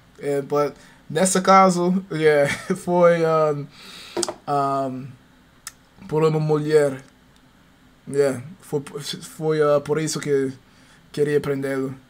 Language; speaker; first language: Portuguese; non-native, learner; English